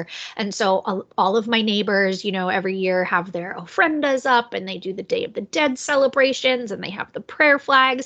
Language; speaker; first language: English; native; English